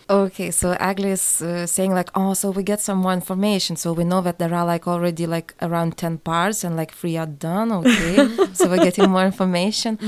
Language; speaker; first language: English; non-native, learner; Lithuanian